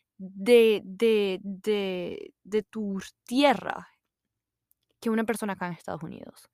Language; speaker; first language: Spanish; native; Spanish